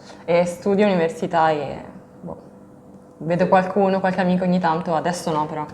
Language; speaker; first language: Italian; native; Italian